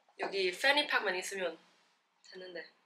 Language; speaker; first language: Korean; non-native, fluent; English